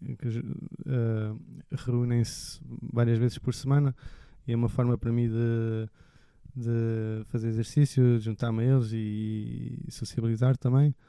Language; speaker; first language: Portuguese; early bilingual, other home language; French